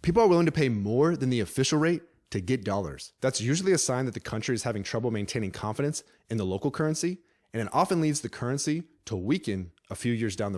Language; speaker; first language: English; native; English